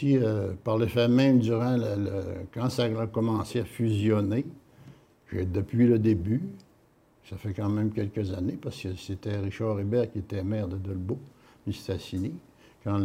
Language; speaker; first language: French; native; French